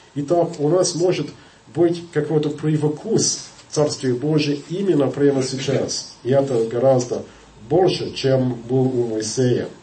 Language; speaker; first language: Russian; non-native, fluent; English